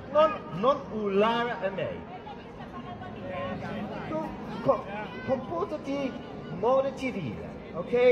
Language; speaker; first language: Italian; non-native, fluent; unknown